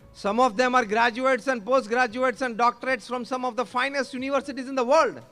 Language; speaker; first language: English; non-native, local second language; Gujarati